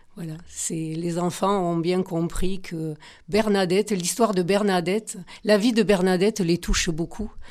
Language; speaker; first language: French; native; French